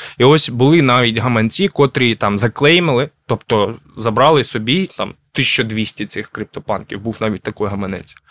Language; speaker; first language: Ukrainian; non-native, local second language; Russian